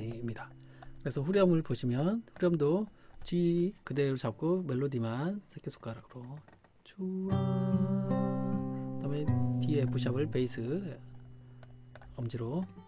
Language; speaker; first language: Korean; native; Korean